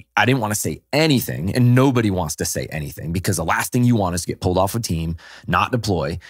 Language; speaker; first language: English; native; English